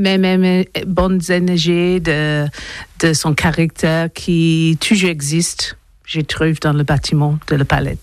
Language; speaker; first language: French; non-native, learner; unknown